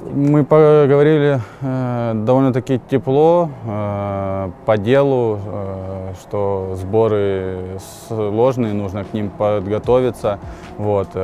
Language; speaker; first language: Russian; native; Russian